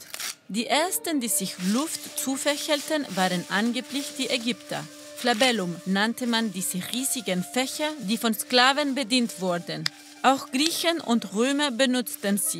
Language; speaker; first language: German; non-native, fluent; Spanish